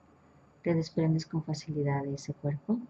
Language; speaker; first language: Spanish; native; Spanish